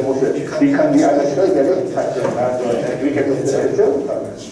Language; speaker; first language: German; non-native, learner; Korean